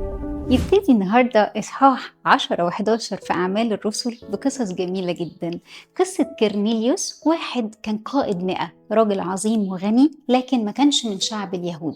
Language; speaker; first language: Arabic; native; Arabic